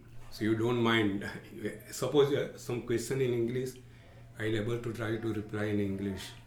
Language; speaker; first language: English; non-native, local second language; Gujarati